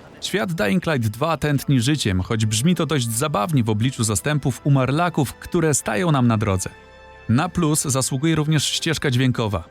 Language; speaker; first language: Polish; native; Polish